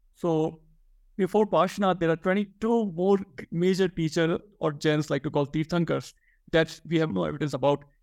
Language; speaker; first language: English; non-native, local second language; Hindi